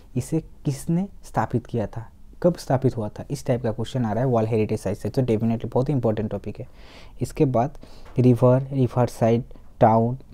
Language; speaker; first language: Hindi; non-native, local second language; Bangla